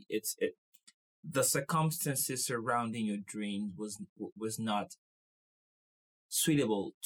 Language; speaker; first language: English; non-native, local second language; Yoruba